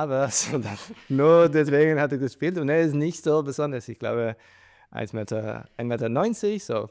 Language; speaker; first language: German; non-native, fluent; Spanish